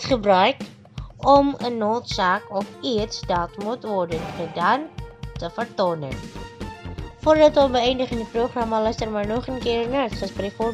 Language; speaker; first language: Dutch; non-native, fluent; Indonesian